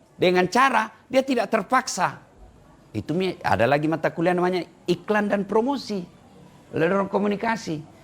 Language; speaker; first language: Indonesian; non-native, local second language; Buginese